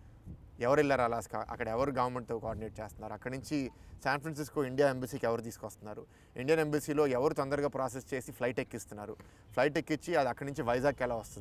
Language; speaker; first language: Telugu; native; Telugu